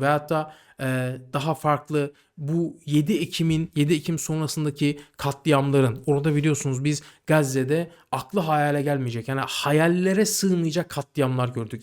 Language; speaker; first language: Turkish; native; Turkish